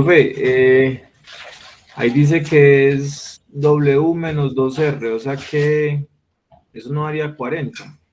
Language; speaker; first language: Spanish; native; Spanish